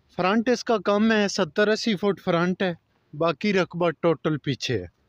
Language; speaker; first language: Urdu; non-native, local second language; Punjabi